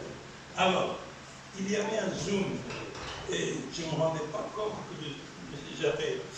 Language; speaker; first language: French; non-native, local second language; Arabic